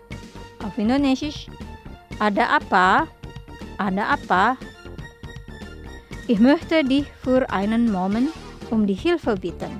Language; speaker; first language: German; non-native, fluent; Indonesian